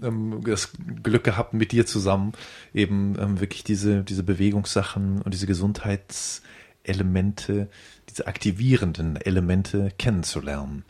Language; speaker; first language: German; native; German